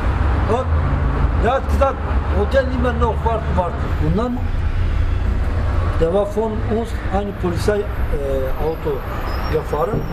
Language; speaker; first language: German; non-native, learner; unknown